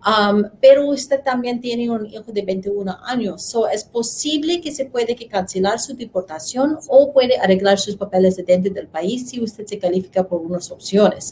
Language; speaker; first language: Spanish; non-native, learner; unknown